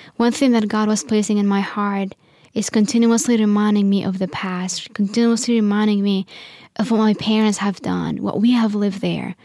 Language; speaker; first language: English; non-native, fluent; Arabic